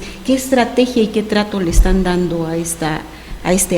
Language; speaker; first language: Spanish; native; Spanish